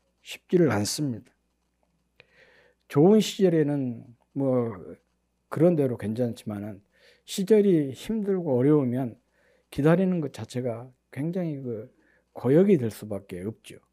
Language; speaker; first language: Korean; native; Korean